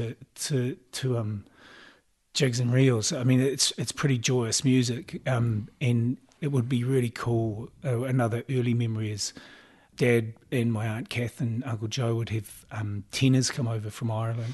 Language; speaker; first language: English; native; English